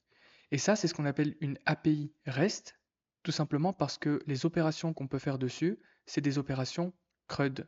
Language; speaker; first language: French; native; French